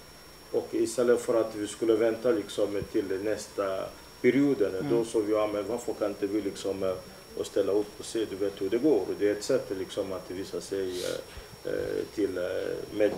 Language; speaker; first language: Swedish; non-native, fluent; Lingala